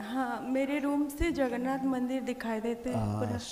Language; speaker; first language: Hindi; non-native, local second language; Odia